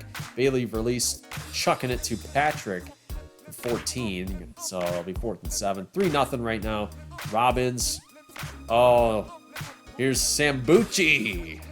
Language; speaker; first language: English; native; English